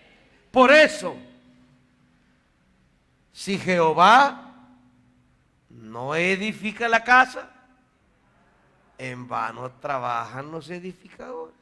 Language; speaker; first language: Spanish; native; Spanish